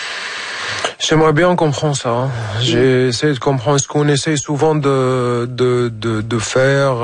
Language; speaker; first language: French; non-native, fluent; Arabic